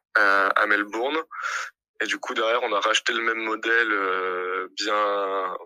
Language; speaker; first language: French; native; French